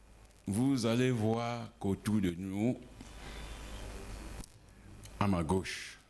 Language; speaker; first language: French; non-native, local second language; Ghomala